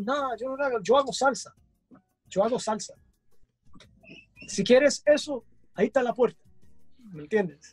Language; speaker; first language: Spanish; early bilingual, heritage; English